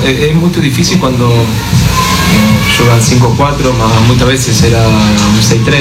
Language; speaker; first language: Portuguese; non-native, fluent; Spanish